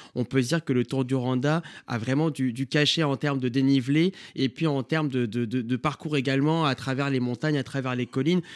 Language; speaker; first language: French; native; French